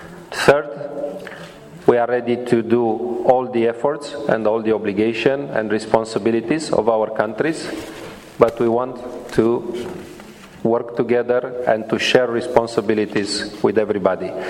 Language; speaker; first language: English; non-native, fluent; Romanian